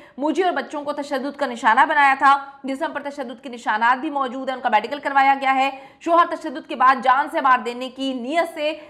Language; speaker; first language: Urdu; native; Urdu